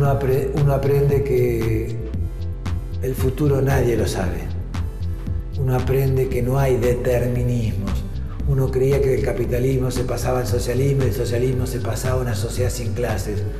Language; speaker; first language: Spanish; native; Spanish